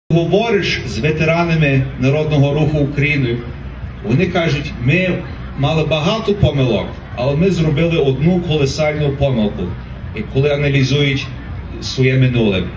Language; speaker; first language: Ukrainian; early bilingual, heritage; Ukrainian